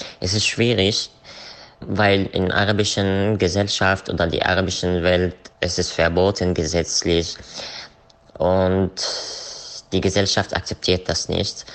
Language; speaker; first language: German; non-native, learner; Arabic